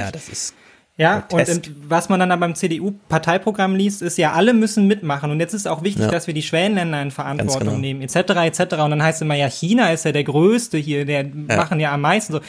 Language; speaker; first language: German; native; German